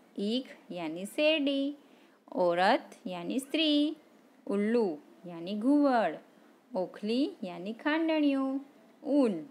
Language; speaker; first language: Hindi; non-native, local second language; Gujarati